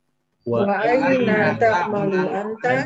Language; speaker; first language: Arabic; non-native, learner; Indonesian